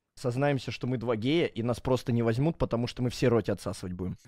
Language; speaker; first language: Russian; native; Russian